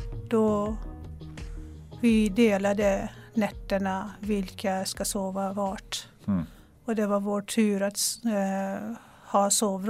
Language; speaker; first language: Swedish; non-native, local second language; Persian